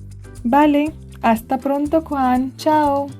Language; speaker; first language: Spanish; non-native, fluent; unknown